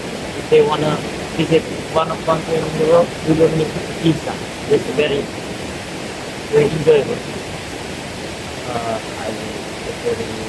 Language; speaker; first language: English; non-native, learner; Indonesian